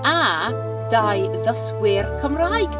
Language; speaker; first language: Welsh; non-native, learner; English